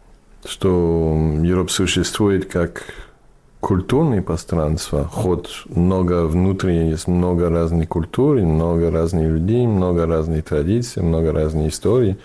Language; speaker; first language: Russian; non-native, fluent; English